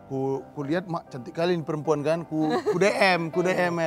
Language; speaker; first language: Indonesian; native; Indonesian